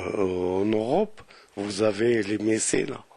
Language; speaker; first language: French; non-native, local second language; Arabic